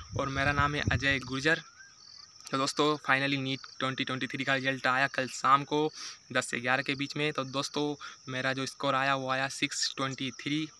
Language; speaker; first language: Hindi; native; Hindi